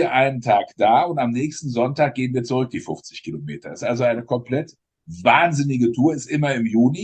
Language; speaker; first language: German; native; German